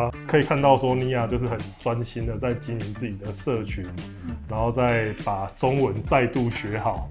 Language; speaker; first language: Chinese; native; Chinese